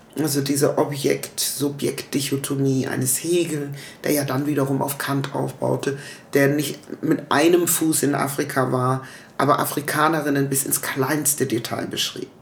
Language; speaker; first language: German; early bilingual, other home language; English